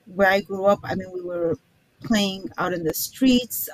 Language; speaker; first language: English; early bilingual, other home language; Arabic